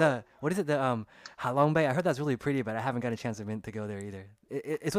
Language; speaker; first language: English; early bilingual, other home language; Vietnamese